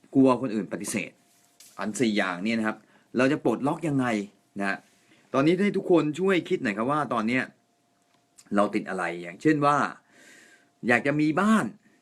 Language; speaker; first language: Thai; non-native, fluent; Japanese